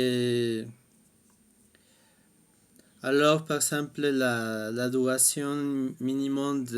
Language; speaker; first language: French; non-native, fluent; Spanish